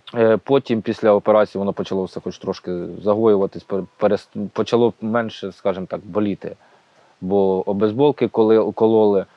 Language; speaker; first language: Ukrainian; native; Ukrainian